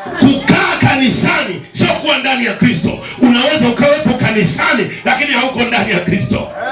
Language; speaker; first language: Swahili; native; Swahili